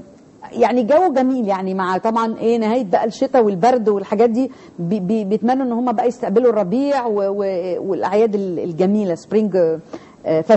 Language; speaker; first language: Arabic; native; Arabic